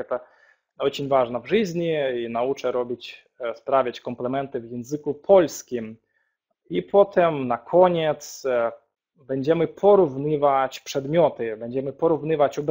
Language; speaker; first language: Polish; non-native, fluent; Russian